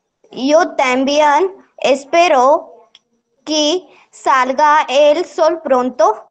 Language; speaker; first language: Spanish; non-native, learner; Marathi